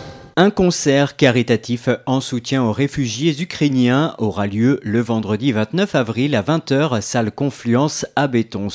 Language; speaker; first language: French; native; French